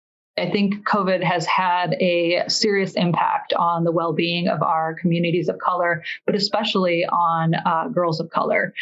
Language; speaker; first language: English; early bilingual, other home language; Persian